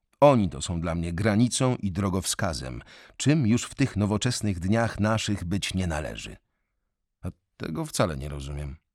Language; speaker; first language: Polish; native; Polish